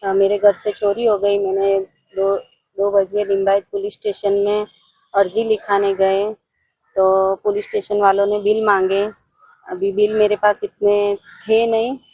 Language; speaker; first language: Hindi; non-native, local second language; Gujarati